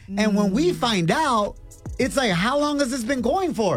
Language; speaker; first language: English; early bilingual, other home language; Spanish